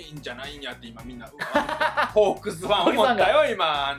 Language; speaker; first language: Japanese; native; Japanese